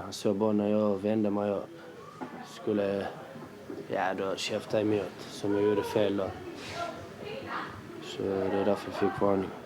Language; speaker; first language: Swedish; early bilingual, other home language; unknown